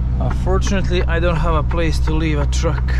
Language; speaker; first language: English; non-native, learner; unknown